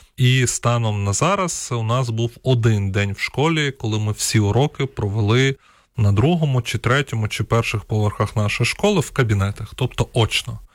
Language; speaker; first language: Ukrainian; non-native, local second language; Russian